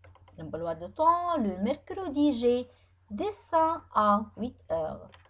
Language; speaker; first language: French; non-native, fluent; Arabic